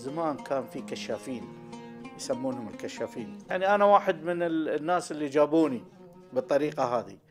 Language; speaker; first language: Arabic; native; Arabic